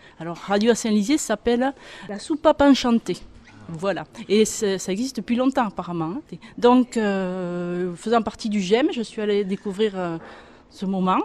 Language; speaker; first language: French; native; French